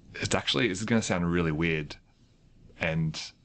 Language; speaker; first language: English; native; English